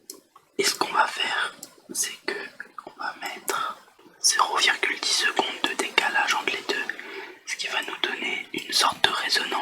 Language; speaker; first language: French; native; French